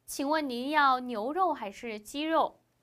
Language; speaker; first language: Chinese; non-native, fluent; Korean